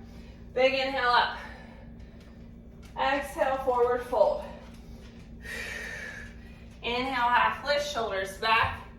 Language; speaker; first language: English; native; English